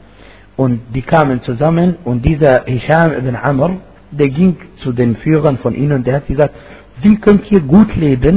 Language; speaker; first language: German; non-native, fluent; Arabic